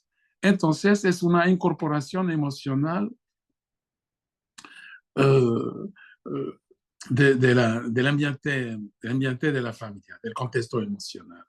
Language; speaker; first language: Spanish; non-native, fluent; French